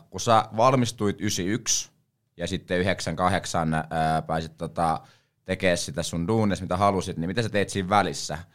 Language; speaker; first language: Finnish; native; Finnish